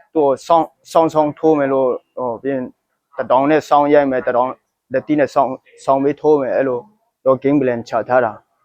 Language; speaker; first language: Burmese; non-native, local second language; Hakha Chin